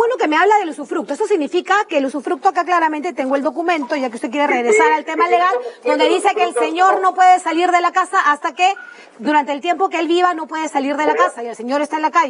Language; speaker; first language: Spanish; native; Spanish